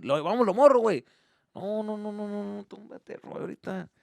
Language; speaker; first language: Spanish; early bilingual, heritage; Spanish